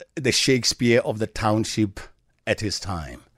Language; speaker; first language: English; non-native, local second language; Tswana